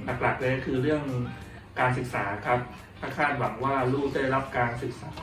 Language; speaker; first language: Thai; native; Thai